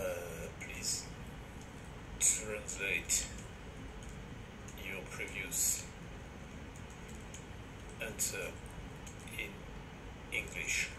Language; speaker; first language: English; non-native, fluent; French